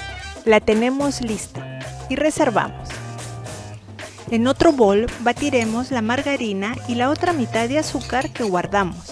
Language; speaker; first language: Spanish; native; Spanish